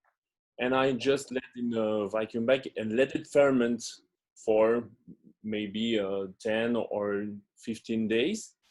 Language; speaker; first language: English; non-native, fluent; French